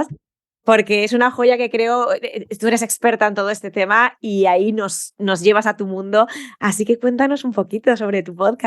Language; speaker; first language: Spanish; native; Spanish